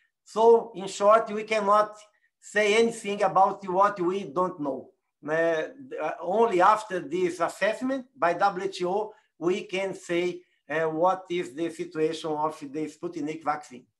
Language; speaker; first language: English; non-native, fluent; Portuguese